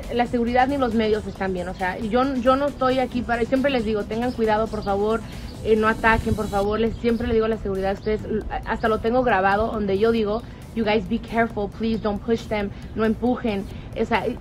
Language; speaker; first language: Spanish; early bilingual, heritage; Spanish